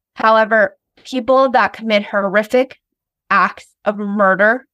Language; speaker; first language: English; native; English